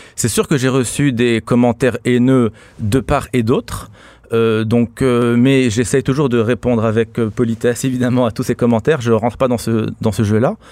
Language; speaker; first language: French; non-native, local second language; Arabic